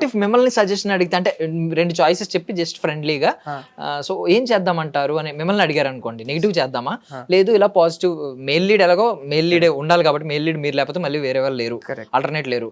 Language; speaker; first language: Telugu; native; Telugu